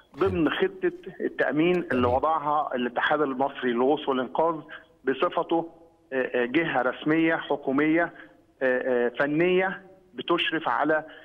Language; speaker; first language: Egyptian Arabic; native; Egyptian Arabic